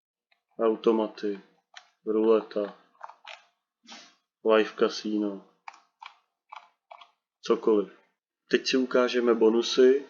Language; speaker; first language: Czech; native; Czech